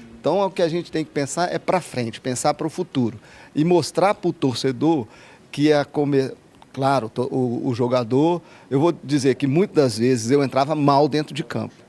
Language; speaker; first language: Portuguese; native; Portuguese